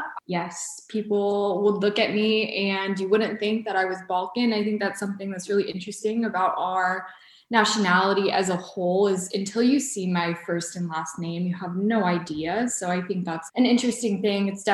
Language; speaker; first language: English; early bilingual, other home language; Bosnian